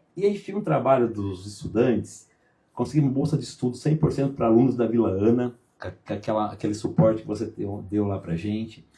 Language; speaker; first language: Portuguese; native; Portuguese